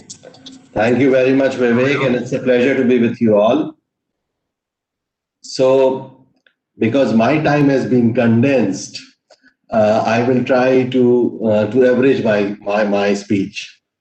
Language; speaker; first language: English; non-native, local second language; Hindi